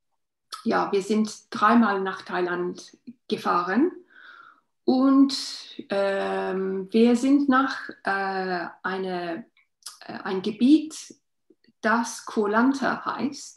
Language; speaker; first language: German; non-native, learner; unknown